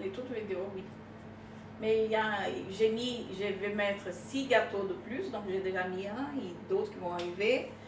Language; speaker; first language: French; non-native, fluent; Portuguese